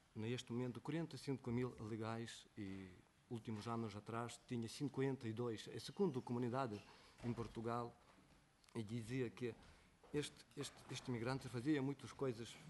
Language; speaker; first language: Portuguese; non-native, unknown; Ukrainian